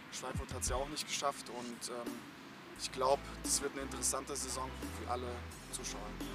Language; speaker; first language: German; native; German